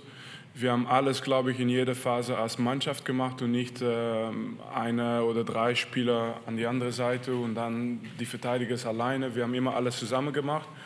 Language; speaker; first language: German; non-native, fluent; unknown